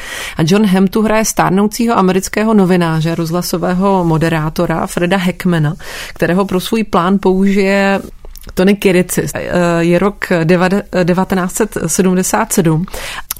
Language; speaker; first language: Czech; native; Czech